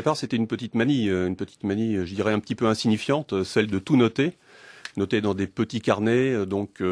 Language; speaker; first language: French; native; French